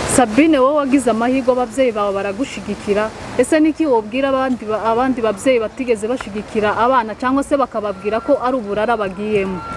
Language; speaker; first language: Kinyarwanda; native; Kinyarwanda